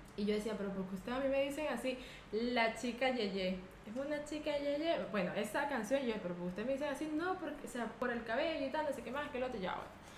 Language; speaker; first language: Spanish; native; Spanish